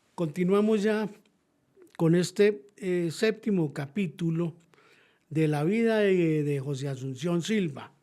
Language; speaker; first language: Spanish; native; Spanish